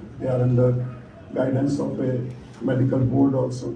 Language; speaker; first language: English; non-native, local second language; Bangla